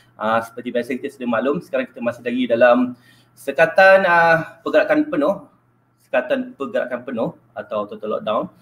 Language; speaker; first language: Malay; native; Malay